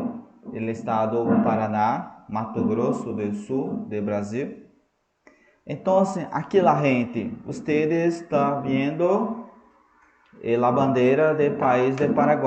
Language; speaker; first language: Spanish; non-native, fluent; Portuguese